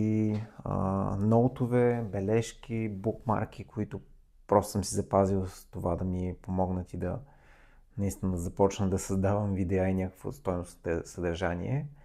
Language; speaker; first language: Bulgarian; native; Bulgarian